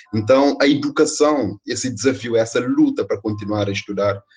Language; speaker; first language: Portuguese; non-native, local second language; Kabuverdianu